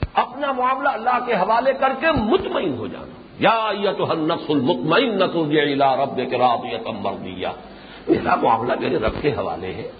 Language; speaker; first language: Urdu; native; Urdu